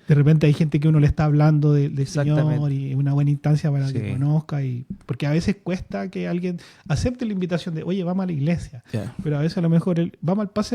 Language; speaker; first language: Spanish; native; Spanish